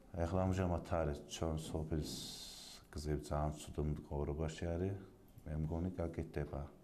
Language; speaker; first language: Georgian; non-native, local second language; Azerbaijani